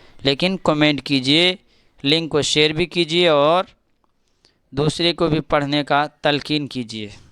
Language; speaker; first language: Hindi; native; Hindi